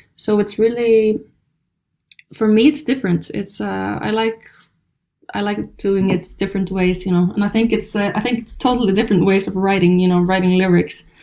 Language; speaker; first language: English; non-native, fluent; Icelandic